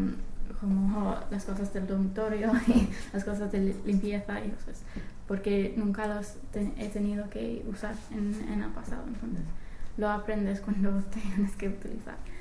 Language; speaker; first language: Spanish; non-native, fluent; English